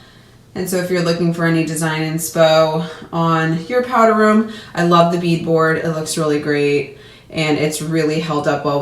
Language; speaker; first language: English; native; English